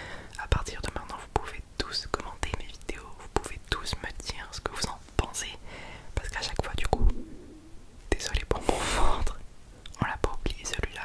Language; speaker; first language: French; native; French